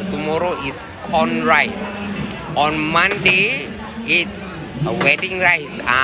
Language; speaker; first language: English; non-native, local second language; Malay